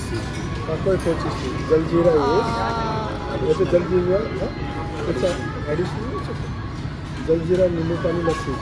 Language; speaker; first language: Russian; non-native, learner; Marathi